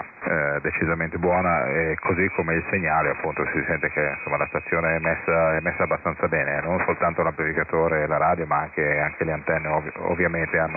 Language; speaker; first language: Italian; native; Italian